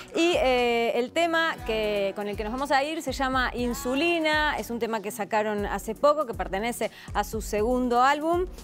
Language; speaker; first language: Spanish; native; Spanish